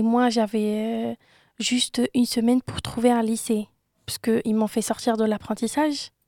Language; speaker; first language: French; non-native, local second language; Arabic